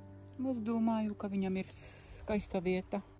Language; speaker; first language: Latvian; non-native, fluent; Czech